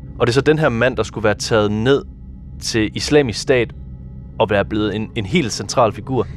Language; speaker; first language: Danish; native; Danish